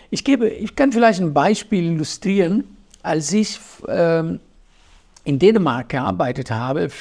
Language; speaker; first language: German; non-native, fluent; Portuguese